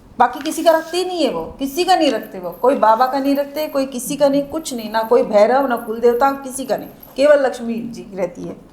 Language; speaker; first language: Hindi; non-native, local second language; Marathi